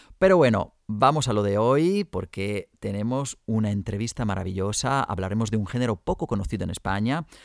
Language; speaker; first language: Spanish; native; Spanish